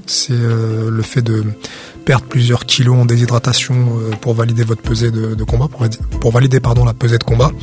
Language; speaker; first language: French; early bilingual, other home language; Arabic